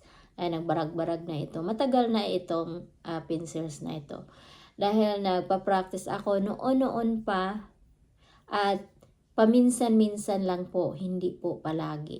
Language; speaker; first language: Filipino; non-native, local second language; Cebuano